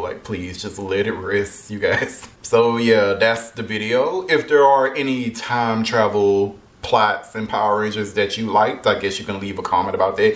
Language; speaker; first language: English; native; English